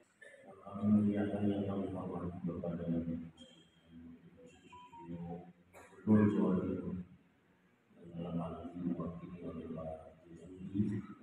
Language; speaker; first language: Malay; non-native, local second language; Javanese